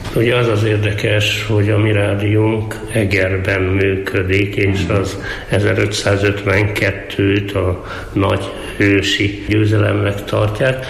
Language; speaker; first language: Hungarian; native; Hungarian